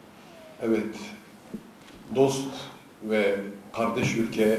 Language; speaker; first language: Turkish; native; Turkish